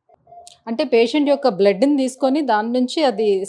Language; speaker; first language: Telugu; native; Telugu